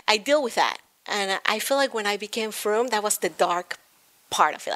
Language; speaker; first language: English; non-native, fluent; Spanish